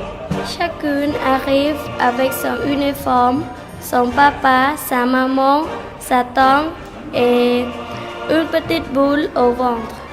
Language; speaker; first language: French; non-native, learner; Khmer